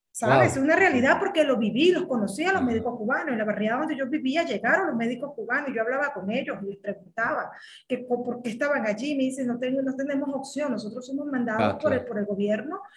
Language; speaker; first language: Spanish; native; Spanish